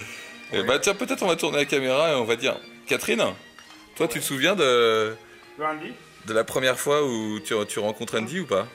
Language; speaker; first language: French; native; French